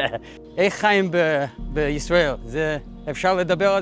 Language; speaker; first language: Hebrew; non-native, learner; English